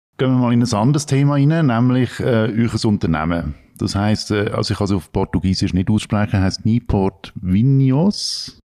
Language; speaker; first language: German; native; German